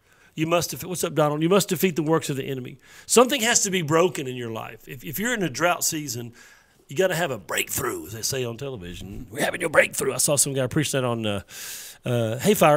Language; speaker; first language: English; native; English